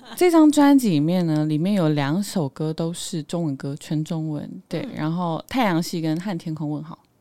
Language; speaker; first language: Chinese; non-native, local second language; Hakka Chinese